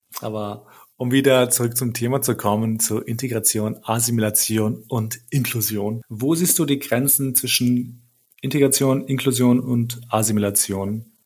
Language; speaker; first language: German; early bilingual, other home language; Albanian